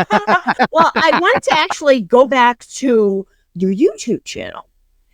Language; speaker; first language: English; native; English